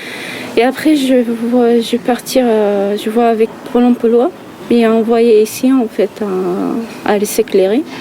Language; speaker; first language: French; non-native, learner; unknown